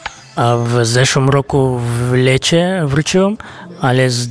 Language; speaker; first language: Polish; non-native, fluent; Kazakh